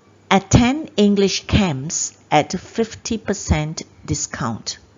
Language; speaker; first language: English; non-native, local second language; Chinese